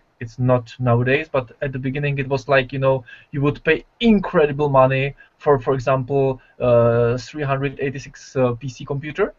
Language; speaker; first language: English; non-native, fluent; Czech